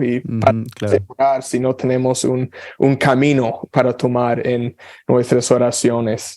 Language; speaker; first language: Spanish; non-native, fluent; English